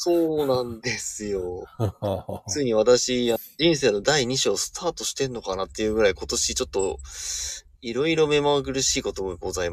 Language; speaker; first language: Japanese; native; Japanese